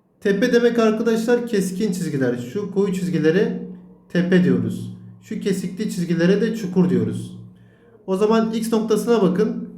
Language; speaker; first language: Turkish; native; Turkish